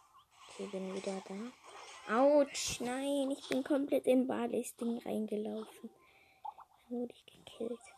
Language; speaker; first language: German; native; German